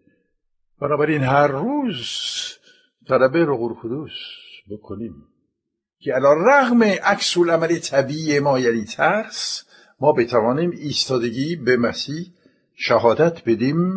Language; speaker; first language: Persian; non-native, fluent; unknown